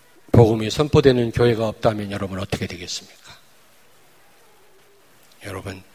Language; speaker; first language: Korean; native; Korean